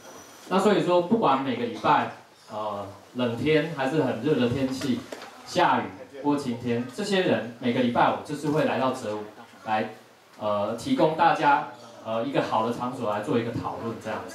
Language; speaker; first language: Chinese; native; Chinese